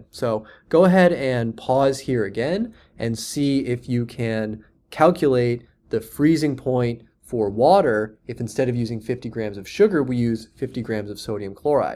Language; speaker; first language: English; native; English